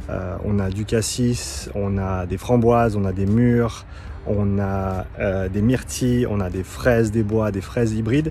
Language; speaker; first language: French; native; French